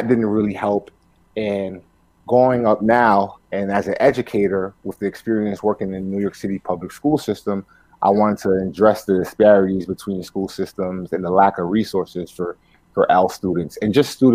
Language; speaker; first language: English; early bilingual, other home language; Spanish